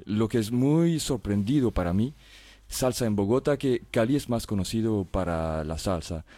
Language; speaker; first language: Spanish; non-native, fluent; French